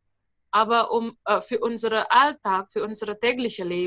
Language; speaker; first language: German; non-native, fluent; Indonesian